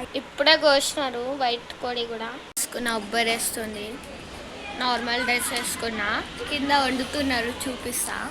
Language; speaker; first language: Telugu; non-native, local second language; Tamil